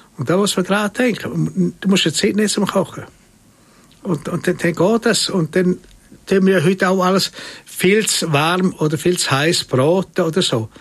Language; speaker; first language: German; native; German